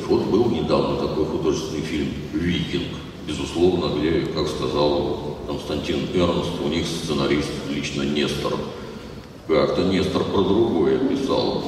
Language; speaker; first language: Russian; native; Russian